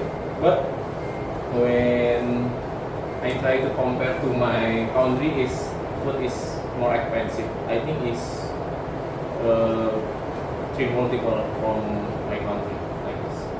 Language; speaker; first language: English; non-native, learner; Indonesian